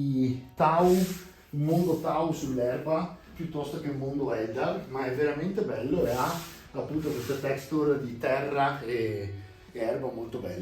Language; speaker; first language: Italian; native; Italian